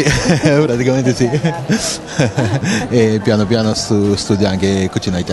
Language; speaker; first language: Italian; non-native, learner; Japanese